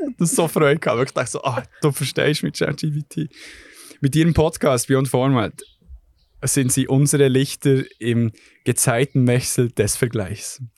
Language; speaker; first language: German; early bilingual, other home language; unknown